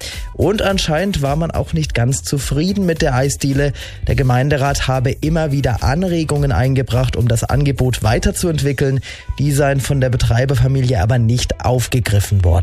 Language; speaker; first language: German; native; German